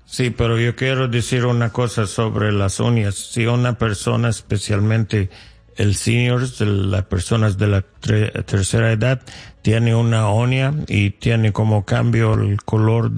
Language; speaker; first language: Spanish; non-native, learner; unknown